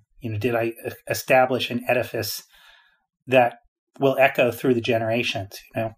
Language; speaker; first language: English; native; English